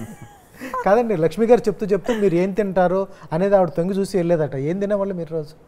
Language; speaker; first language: Telugu; native; Telugu